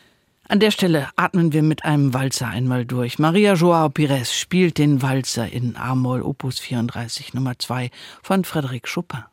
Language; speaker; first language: German; native; German